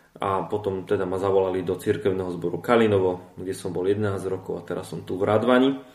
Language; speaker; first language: Slovak; native; Slovak